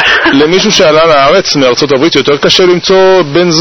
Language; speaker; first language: Hebrew; native; Hebrew